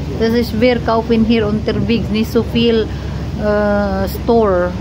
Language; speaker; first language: German; non-native, learner; Filipino